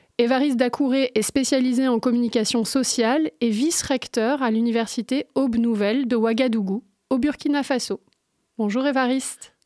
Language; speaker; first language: French; native; French